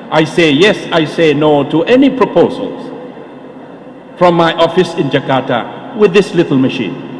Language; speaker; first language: English; non-native, fluent; Thai